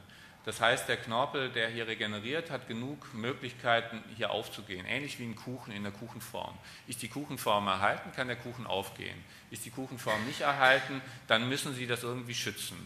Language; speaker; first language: German; native; German